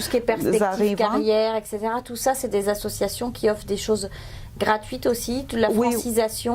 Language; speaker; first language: French; native; French